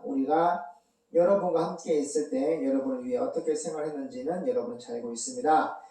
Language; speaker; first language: Korean; native; Korean